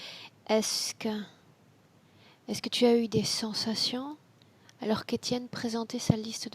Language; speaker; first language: French; native; French